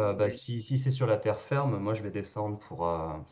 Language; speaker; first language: French; native; French